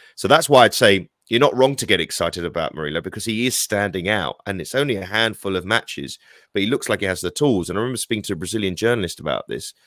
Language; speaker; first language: English; native; English